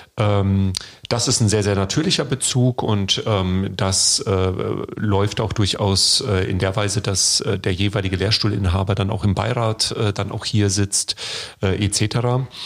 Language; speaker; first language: German; native; German